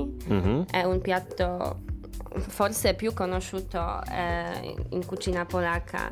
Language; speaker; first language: Italian; non-native, fluent; Polish